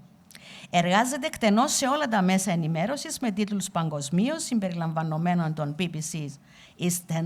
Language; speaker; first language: Greek; native; Greek